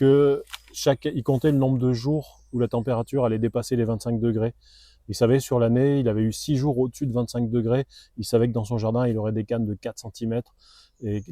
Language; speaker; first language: French; native; French